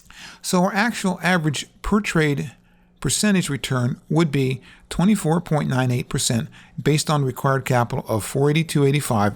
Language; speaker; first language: English; native; English